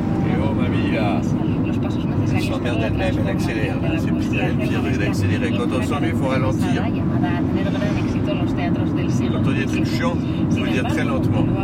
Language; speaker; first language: French; native; French